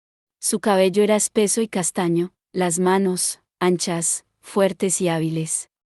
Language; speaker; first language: Spanish; native; Spanish